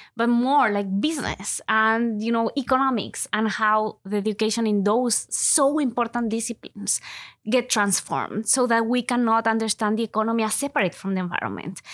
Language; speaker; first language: English; non-native, fluent; Spanish